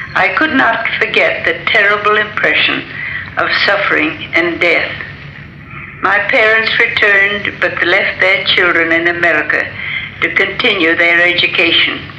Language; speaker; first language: English; native; English